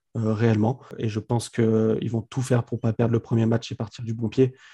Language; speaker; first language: French; native; French